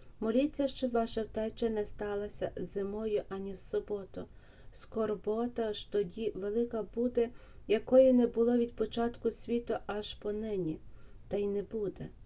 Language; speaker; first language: Ukrainian; native; Ukrainian